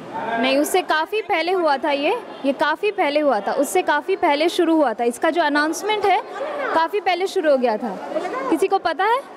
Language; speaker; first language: Hindi; non-native, local second language; Bangla